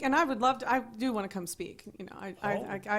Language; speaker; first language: English; native; English